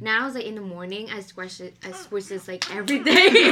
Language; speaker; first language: English; non-native, fluent; Vietnamese